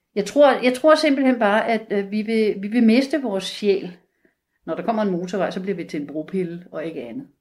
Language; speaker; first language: Danish; native; Danish